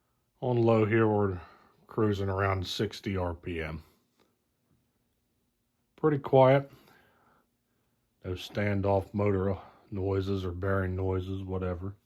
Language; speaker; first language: English; native; English